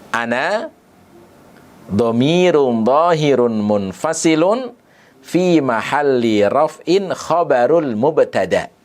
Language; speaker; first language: Arabic; non-native, fluent; Indonesian